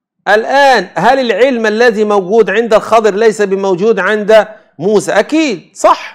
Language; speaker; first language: Arabic; native; Arabic